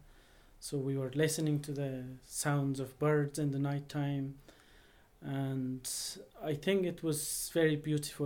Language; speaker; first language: English; non-native, fluent; Persian